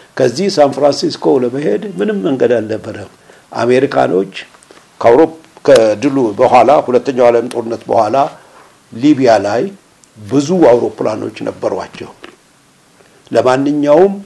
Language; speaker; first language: Amharic; native; Amharic